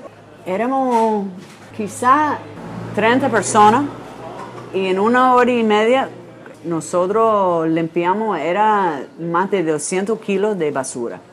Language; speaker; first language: Spanish; non-native, fluent; English